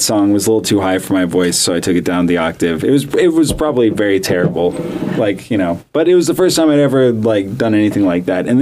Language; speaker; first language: English; native; English